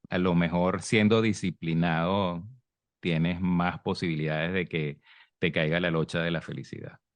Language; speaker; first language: Spanish; native; Spanish